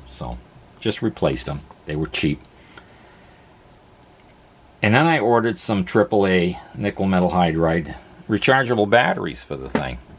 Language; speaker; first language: English; native; English